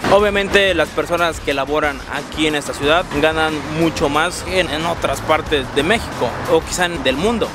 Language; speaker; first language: Spanish; native; Spanish